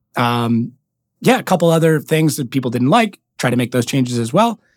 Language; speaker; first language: English; native; English